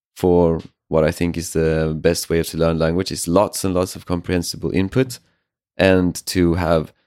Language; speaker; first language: English; non-native, fluent; Swedish